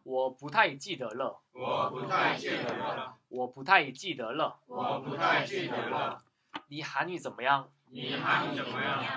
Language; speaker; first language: Chinese; non-native, fluent; Korean